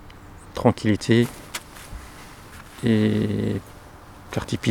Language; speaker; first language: French; non-native, local second language; Arabic